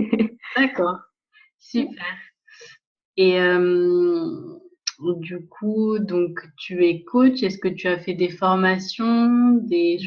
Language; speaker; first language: French; native; French